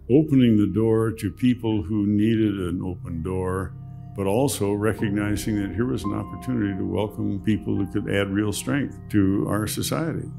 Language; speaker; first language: English; native; English